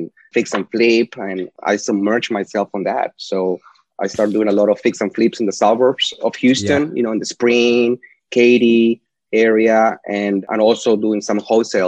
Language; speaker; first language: English; non-native, fluent; Spanish